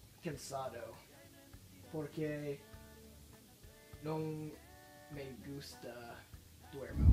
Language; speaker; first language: Spanish; non-native, learner; English